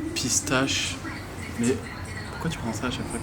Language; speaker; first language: French; native; French